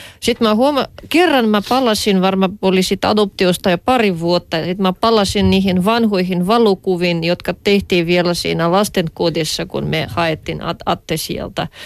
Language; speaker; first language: Finnish; non-native, fluent; Russian